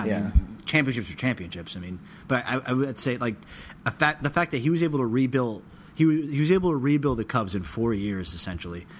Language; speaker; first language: English; native; English